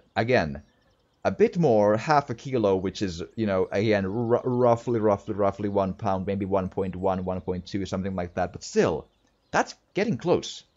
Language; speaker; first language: English; non-native, fluent; Finnish